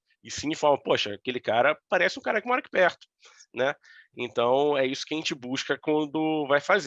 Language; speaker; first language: Portuguese; native; Portuguese